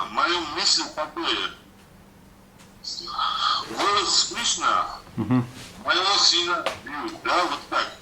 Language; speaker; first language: Russian; non-native, learner; Uzbek